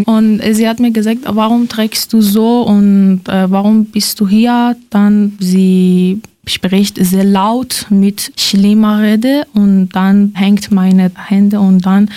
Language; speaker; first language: German; non-native, learner; Persian